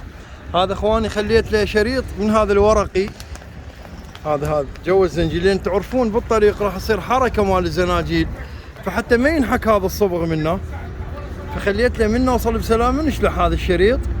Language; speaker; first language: Arabic; native; Arabic